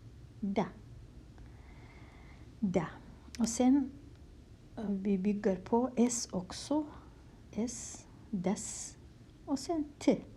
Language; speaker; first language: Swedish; non-native, fluent; Kurdish